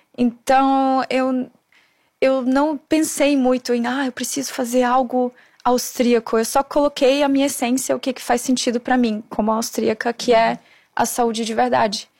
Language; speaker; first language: Portuguese; non-native, fluent; German